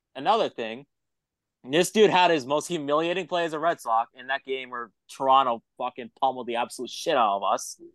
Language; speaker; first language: English; native; English